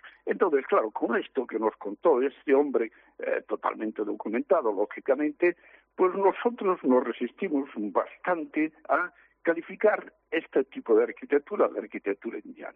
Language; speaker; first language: Spanish; native; Spanish